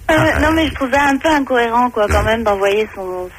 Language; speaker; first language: French; native; French